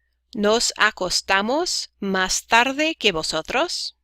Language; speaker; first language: Spanish; non-native, fluent; English